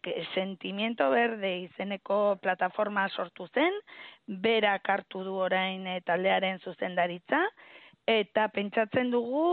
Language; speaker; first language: Basque; native; Basque